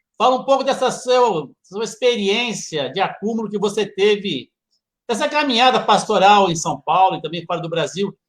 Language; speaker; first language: Portuguese; native; Portuguese